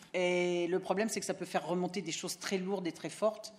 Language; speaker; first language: French; native; French